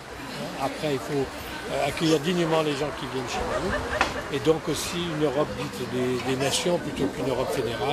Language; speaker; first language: French; native; French